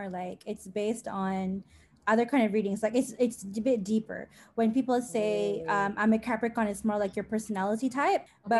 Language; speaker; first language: English; non-native, local second language; Malay